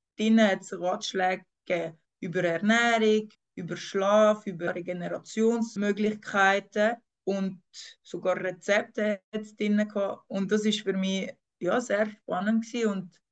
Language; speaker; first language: German; non-native, local second language; French